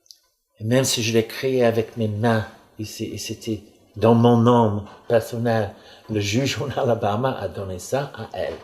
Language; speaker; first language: French; non-native, fluent; English